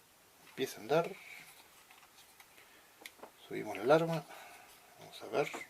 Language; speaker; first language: Spanish; native; Spanish